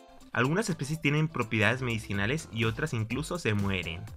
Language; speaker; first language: Spanish; native; Spanish